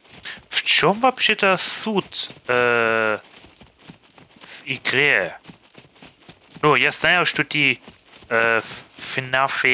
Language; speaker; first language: Russian; non-native, fluent; German